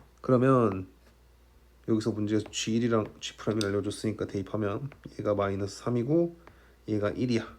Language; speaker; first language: Korean; native; Korean